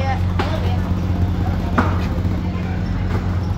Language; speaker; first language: English; non-native, learner; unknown